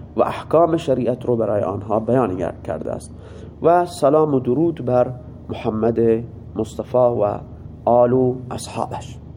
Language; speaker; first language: Persian; non-native, local second language; Baluchi